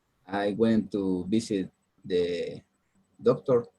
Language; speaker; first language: English; non-native, learner; Spanish